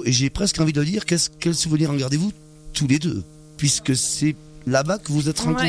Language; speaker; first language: French; native; French